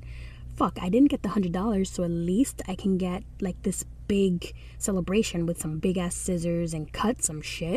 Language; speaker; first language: English; non-native, fluent; Spanish